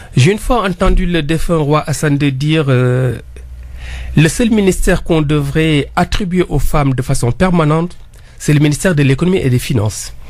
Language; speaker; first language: French; non-native, local second language; Wolof